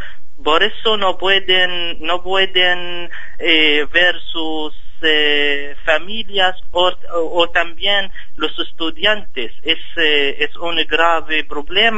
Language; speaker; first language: Spanish; non-native, fluent; Arabic